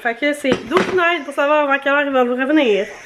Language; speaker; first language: French; native; French